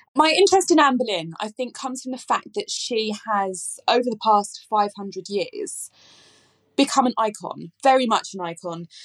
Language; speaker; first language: English; native; English